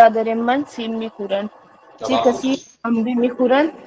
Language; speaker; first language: Persian; non-native, learner; Urdu